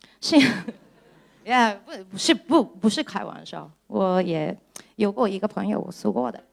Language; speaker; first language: Chinese; non-native, fluent; Japanese